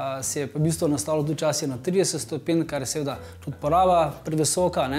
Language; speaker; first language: Slovenian; native; Slovenian